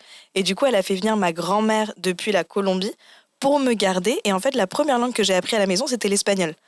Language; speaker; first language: French; early bilingual, other home language; Spanish